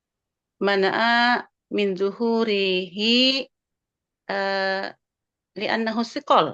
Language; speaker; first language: Arabic; non-native, learner; Indonesian